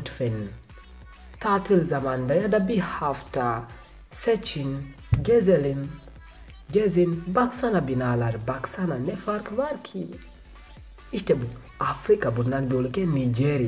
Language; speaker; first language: Turkish; non-native, learner; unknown